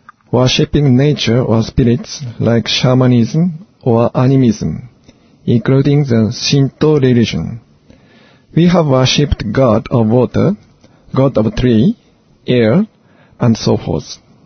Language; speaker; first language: English; non-native, fluent; Japanese